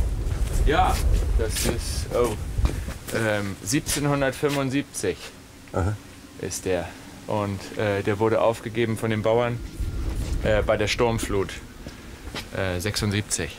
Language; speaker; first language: German; native; German